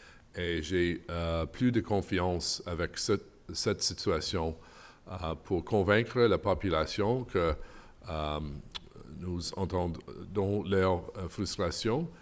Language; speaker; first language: French; non-native, local second language; English